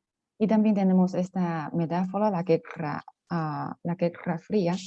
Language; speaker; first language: Spanish; non-native, fluent; Chinese